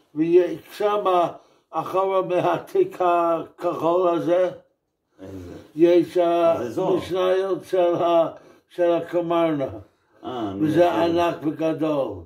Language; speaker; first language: Hebrew; non-native, fluent; English